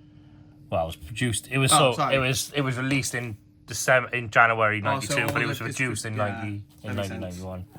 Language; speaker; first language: English; native; English